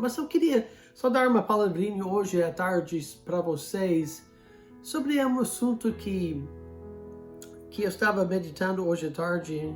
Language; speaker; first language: Portuguese; non-native, fluent; English